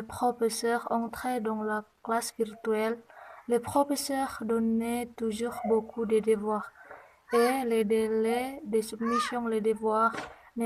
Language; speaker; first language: French; non-native, learner; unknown